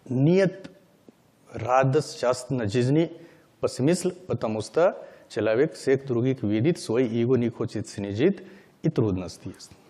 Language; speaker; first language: Russian; non-native, learner; Hindi